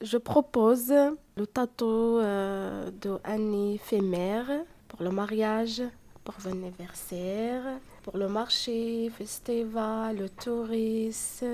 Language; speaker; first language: French; non-native, learner; Arabic